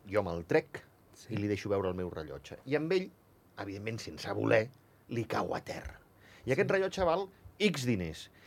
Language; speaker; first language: Catalan; native; Catalan